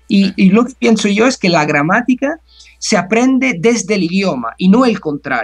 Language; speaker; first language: Spanish; non-native, fluent; Italian